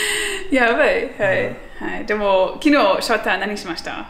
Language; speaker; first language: Japanese; non-native, learner; English